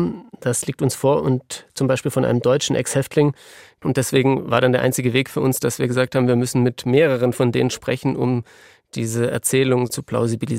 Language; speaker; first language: German; native; German